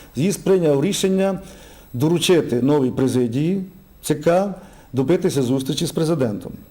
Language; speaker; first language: Ukrainian; native; Ukrainian